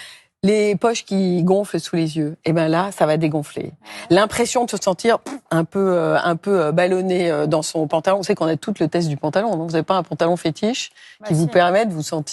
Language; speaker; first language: French; native; French